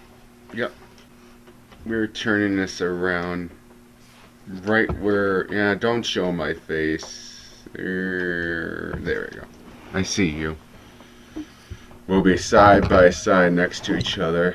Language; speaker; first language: English; native; English